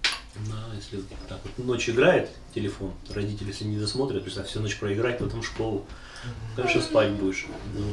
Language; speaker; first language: Russian; native; Russian